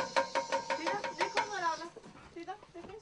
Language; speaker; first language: Swedish; non-native, fluent; Hindi